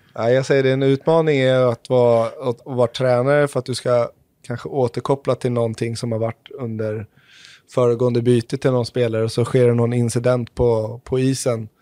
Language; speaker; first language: Swedish; native; Swedish